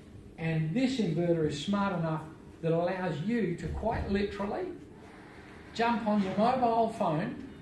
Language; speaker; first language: English; native; English